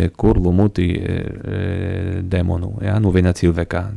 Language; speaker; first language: Latvian; non-native, fluent; Polish